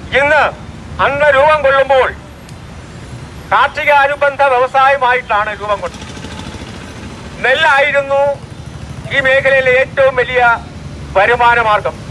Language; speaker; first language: Malayalam; native; Malayalam